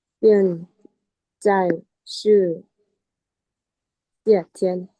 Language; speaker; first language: Chinese; non-native, learner; Lao